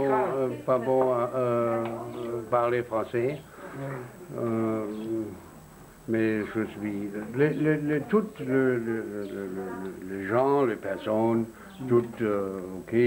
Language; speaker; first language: French; non-native, learner; German